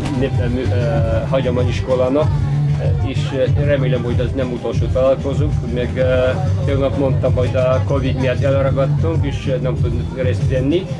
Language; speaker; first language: Hungarian; non-native, fluent; Turkish